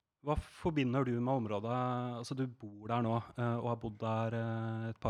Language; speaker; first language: Norwegian; native; Norwegian